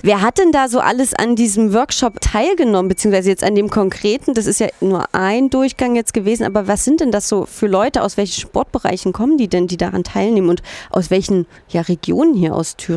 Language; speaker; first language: German; native; German